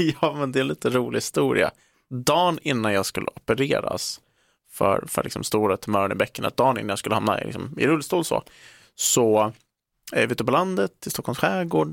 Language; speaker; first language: Swedish; native; Swedish